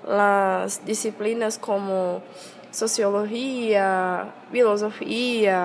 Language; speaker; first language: Spanish; non-native, fluent; Portuguese